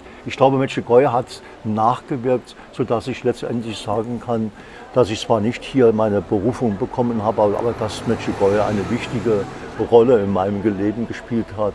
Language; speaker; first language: German; native; German